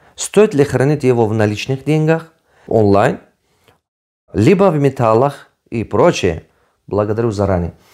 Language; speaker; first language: Russian; non-native, local second language; Tajik